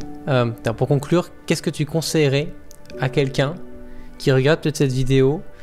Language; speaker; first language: French; native; French